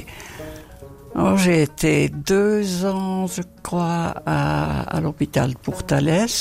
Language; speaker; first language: French; non-native, fluent; Dutch